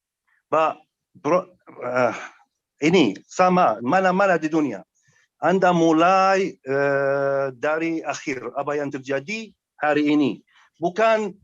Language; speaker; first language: Indonesian; non-native, learner; Arabic